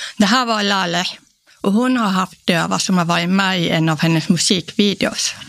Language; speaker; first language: Swedish; early bilingual, other home language; Polish